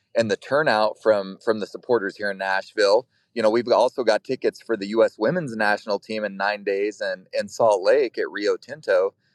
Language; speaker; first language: English; native; English